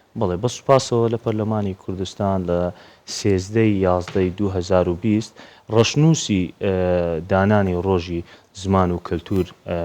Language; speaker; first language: Central Kurdish; non-native, local second language; Azerbaijani